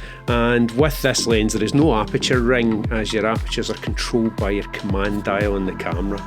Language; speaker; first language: English; native; English